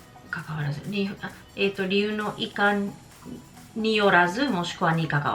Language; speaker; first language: Japanese; non-native, fluent; English